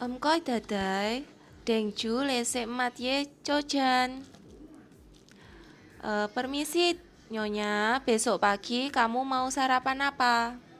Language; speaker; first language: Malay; non-native, local second language; Javanese